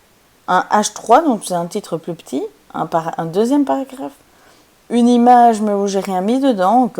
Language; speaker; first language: French; native; French